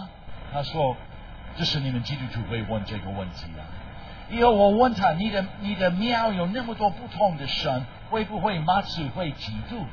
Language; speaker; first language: Chinese; non-native, fluent; English